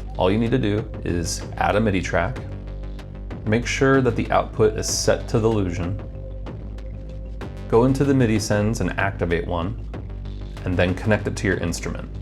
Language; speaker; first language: English; native; English